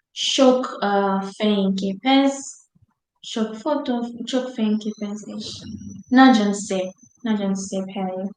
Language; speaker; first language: Hungarian; non-native, learner; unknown